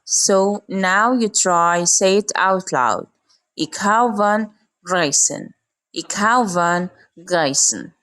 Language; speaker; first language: Dutch; non-native, learner; Arabic